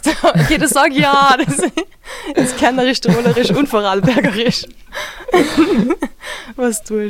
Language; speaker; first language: German; native; German